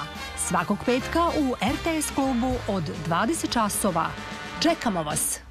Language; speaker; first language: Serbian; native; Serbian